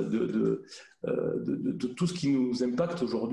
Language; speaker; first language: French; native; French